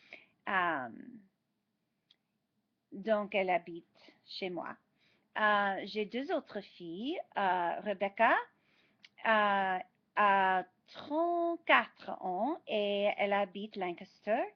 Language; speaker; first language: French; non-native, fluent; English